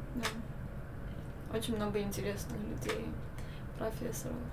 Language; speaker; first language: Russian; non-native, local second language; Armenian